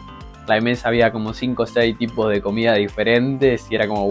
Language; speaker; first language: Spanish; native; Spanish